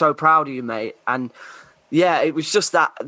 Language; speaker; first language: English; native; English